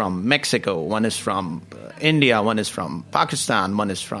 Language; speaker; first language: English; non-native, local second language; Hindi